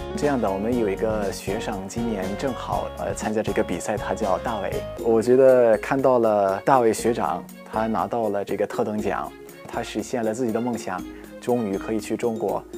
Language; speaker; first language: Chinese; non-native, fluent; Arabic